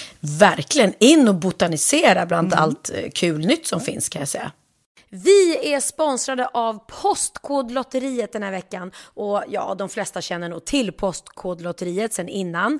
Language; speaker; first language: Swedish; native; Swedish